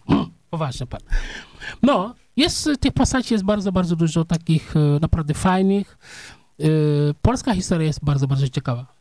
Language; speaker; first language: Polish; non-native, fluent; Serer